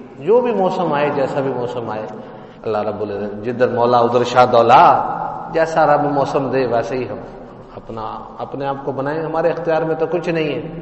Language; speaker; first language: Urdu; non-native, local second language; Punjabi